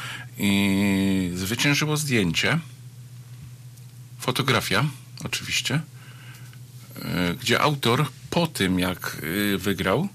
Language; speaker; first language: Polish; native; Polish